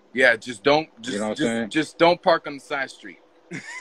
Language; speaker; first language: English; native; English